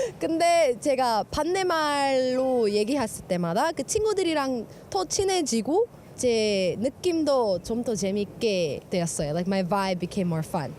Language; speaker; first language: Korean; non-native, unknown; English